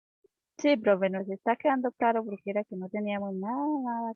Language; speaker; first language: Spanish; native; Spanish